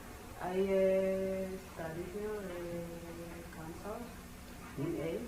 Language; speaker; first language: English; non-native, learner; Amharic